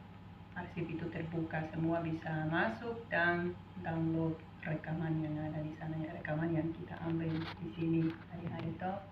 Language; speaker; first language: Indonesian; non-native, fluent; Dutch